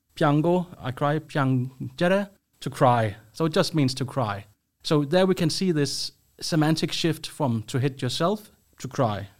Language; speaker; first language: English; non-native, fluent; Danish